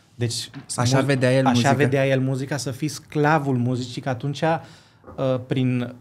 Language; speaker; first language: Romanian; early bilingual, heritage; Greek